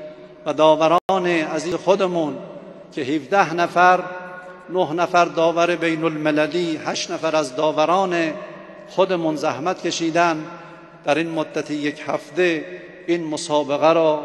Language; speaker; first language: Persian; native; Persian